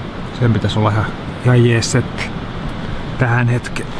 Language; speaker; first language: Finnish; native; Finnish